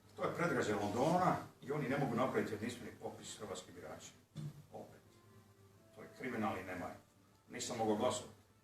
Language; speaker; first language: Bosnian; early bilingual, heritage; Croatian